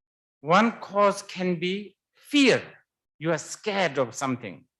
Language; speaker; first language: English; non-native, fluent; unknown